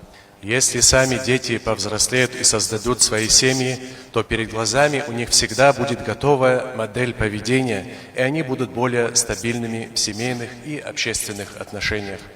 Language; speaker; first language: Russian; non-native, local second language; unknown